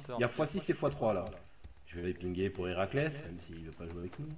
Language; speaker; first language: French; native; French